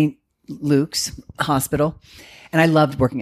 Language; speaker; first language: English; native; English